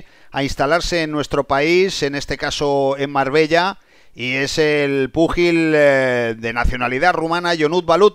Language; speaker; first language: Spanish; native; Spanish